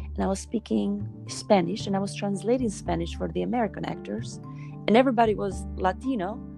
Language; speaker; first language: English; non-native, fluent; Albanian